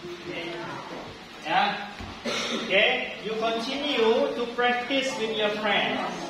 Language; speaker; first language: English; non-native, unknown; Indonesian